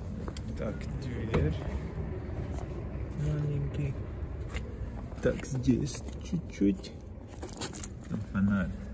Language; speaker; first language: Russian; early bilingual, heritage; Russian